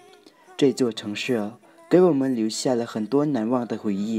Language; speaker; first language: Chinese; non-native, learner; Thai